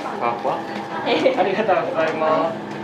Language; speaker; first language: Japanese; native; Japanese